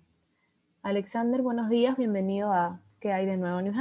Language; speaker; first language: Spanish; native; Spanish